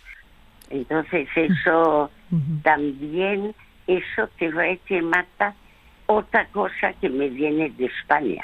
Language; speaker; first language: Spanish; early bilingual, other home language; French